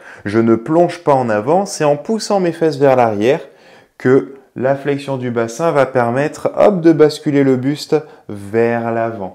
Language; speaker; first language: French; native; French